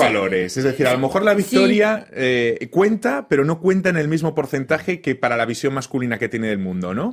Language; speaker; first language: Spanish; native; Spanish